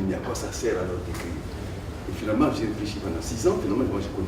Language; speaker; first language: French; non-native, local second language; Fula